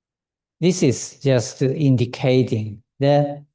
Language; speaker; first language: English; non-native, learner; Japanese